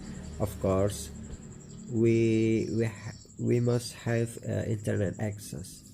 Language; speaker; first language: English; non-native, learner; Indonesian